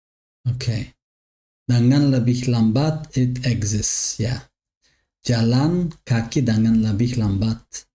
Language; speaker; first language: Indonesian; non-native, learner; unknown